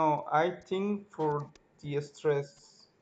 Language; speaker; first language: English; non-native, learner; Spanish